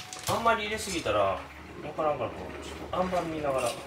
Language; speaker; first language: Japanese; native; Japanese